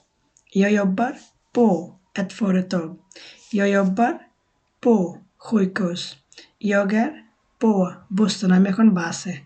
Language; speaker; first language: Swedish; non-native, learner; Bangla